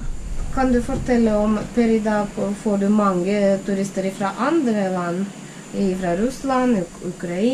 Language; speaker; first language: Norwegian; non-native, fluent; Russian